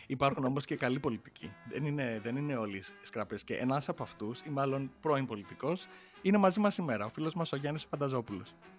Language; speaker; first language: Greek; native; Greek